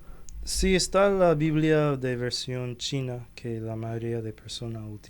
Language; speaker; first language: Spanish; non-native, fluent; Chinese